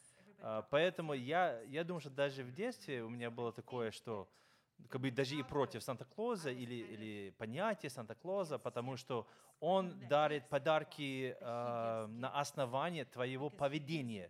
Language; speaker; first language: Russian; non-native, fluent; English